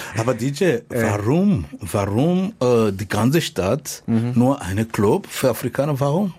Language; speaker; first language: German; non-native, learner; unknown